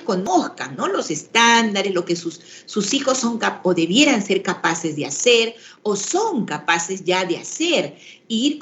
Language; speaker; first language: Spanish; native; Spanish